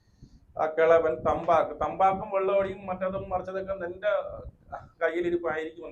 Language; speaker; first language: Malayalam; native; Malayalam